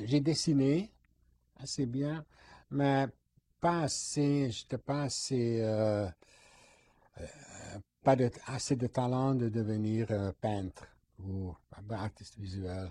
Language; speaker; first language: French; non-native, fluent; Hungarian